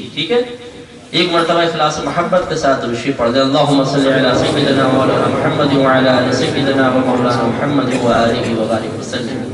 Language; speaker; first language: Urdu; native; Urdu